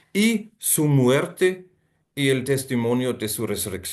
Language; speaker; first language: Spanish; non-native, fluent; German